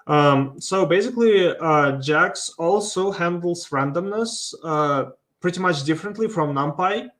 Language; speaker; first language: English; non-native, fluent; Russian